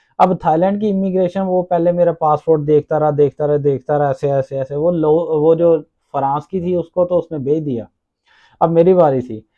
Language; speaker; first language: Urdu; non-native, local second language; Punjabi